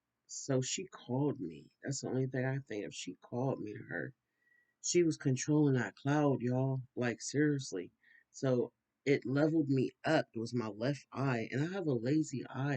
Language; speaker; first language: English; native; English